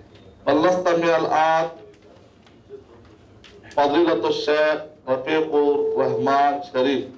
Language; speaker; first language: Arabic; non-native, learner; Urdu